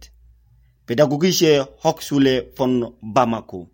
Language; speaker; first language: German; non-native, fluent; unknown